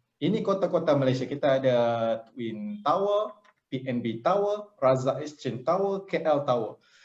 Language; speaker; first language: Malay; native; Malay